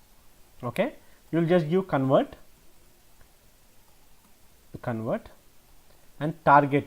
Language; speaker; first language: English; non-native, local second language; Telugu